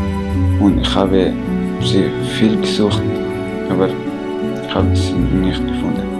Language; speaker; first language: German; non-native, learner; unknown